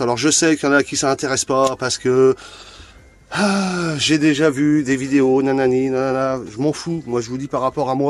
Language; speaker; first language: French; native; French